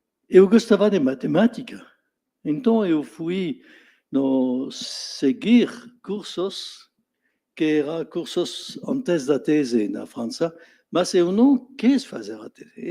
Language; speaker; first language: Portuguese; non-native, fluent; French